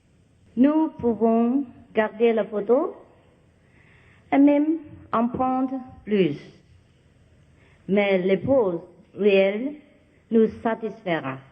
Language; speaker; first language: French; non-native, learner; Vietnamese